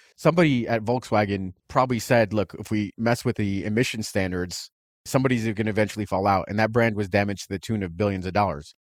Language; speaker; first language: English; early bilingual, other home language; Russian